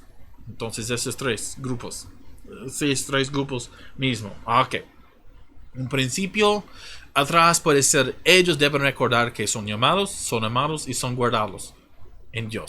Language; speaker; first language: Spanish; non-native, fluent; English